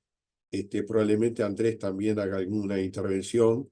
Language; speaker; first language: Spanish; native; Spanish